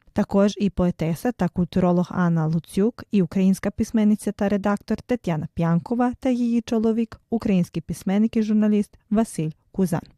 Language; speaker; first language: Ukrainian; early bilingual, heritage; Ukrainian